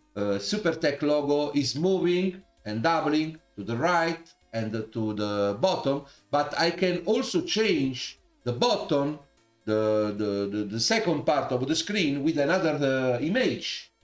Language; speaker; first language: English; non-native, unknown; Italian